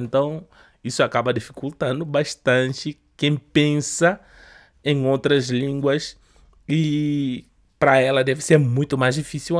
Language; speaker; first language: Portuguese; non-native, fluent; Upper Guinea Crioulo